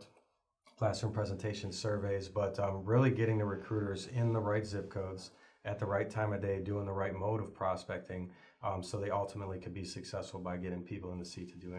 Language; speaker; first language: English; native; English